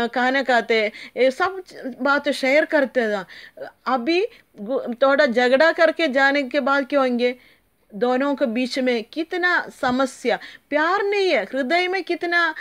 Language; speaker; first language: Hindi; non-native, local second language; Malayalam